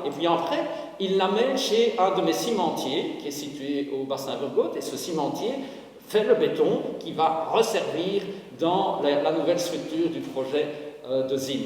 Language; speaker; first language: French; native; French